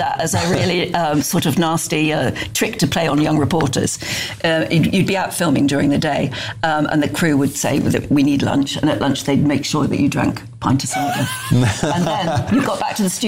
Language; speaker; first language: English; native; English